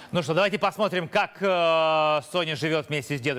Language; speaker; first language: Russian; native; Russian